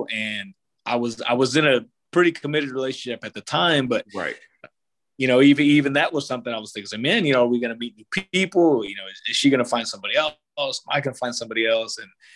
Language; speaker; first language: English; native; English